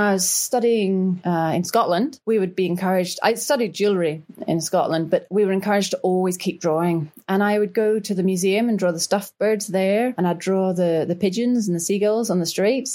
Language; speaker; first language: English; native; English